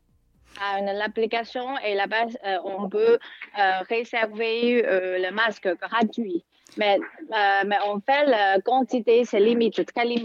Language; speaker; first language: French; non-native, fluent; Chinese